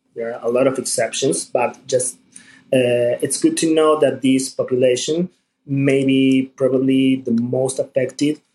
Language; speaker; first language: English; non-native, fluent; Spanish